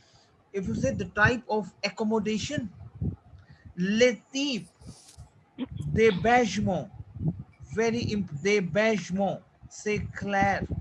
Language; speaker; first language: French; non-native, fluent; Hindi